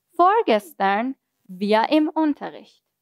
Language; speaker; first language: German; non-native, fluent; Persian